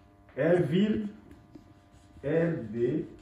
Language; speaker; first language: German; non-native, fluent; French